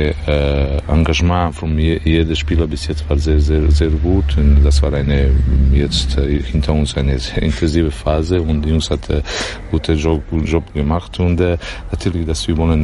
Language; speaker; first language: German; non-native, learner; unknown